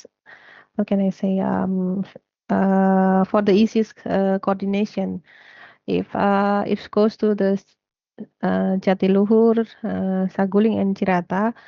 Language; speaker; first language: English; non-native, fluent; Indonesian